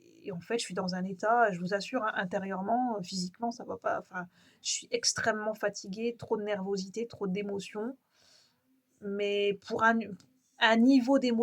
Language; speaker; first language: French; native; French